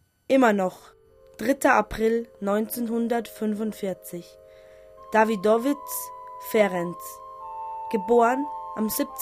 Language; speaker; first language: German; native; German